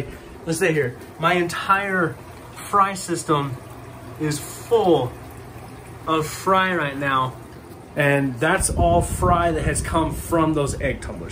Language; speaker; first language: English; native; English